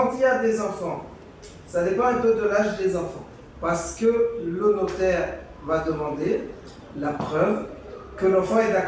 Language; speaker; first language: French; native; French